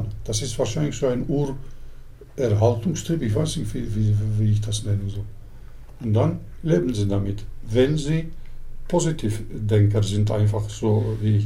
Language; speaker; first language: German; early bilingual, other home language; Turkish